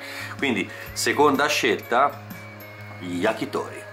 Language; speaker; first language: Italian; native; Italian